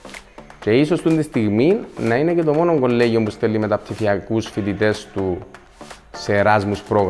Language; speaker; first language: Greek; native; Greek